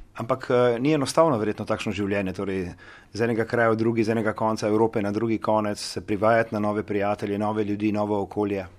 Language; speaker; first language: Slovenian; native; Slovenian